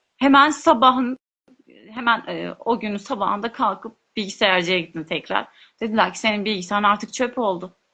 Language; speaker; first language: Turkish; non-native, local second language; Kurdish